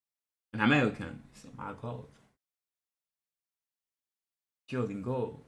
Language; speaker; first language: English; non-native, fluent; French